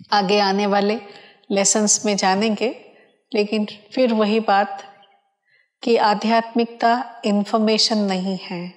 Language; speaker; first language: Hindi; non-native, local second language; Odia